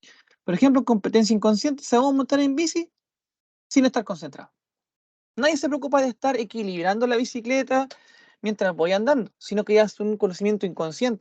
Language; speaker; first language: Spanish; native; Spanish